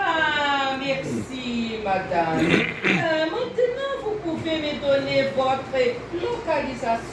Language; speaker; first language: French; non-native, learner; Portuguese